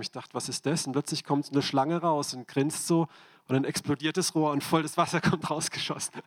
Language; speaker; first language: German; native; German